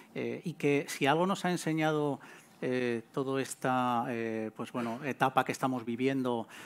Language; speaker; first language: Spanish; native; Spanish